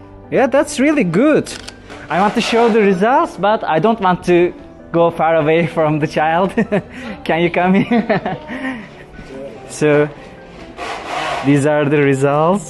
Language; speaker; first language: English; non-native, learner; Turkish